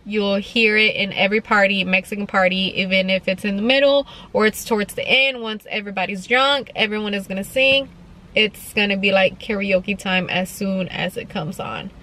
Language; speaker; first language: English; early bilingual, other home language; Spanish